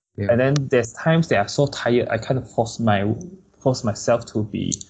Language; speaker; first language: English; non-native, local second language; Chinese